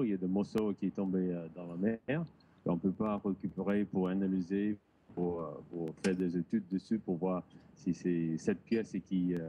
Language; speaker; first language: French; non-native, learner; English